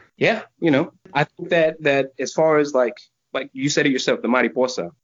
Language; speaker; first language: English; native; English